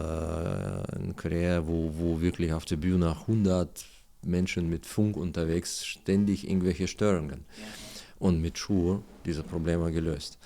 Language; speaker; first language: German; non-native, learner; Russian